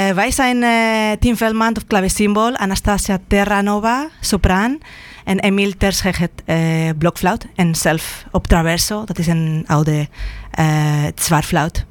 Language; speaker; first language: Dutch; non-native, fluent; Spanish